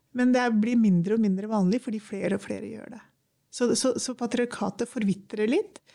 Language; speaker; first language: Norwegian; early bilingual, other home language; Urdu